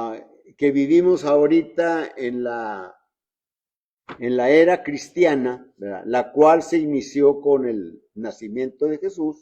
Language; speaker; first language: Spanish; native; Spanish